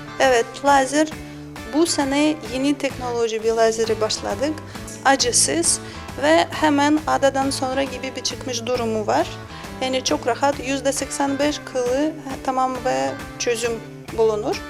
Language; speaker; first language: Turkish; non-native, learner; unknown